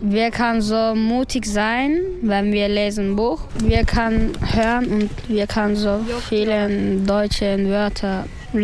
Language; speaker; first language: German; early bilingual, other home language; Turkish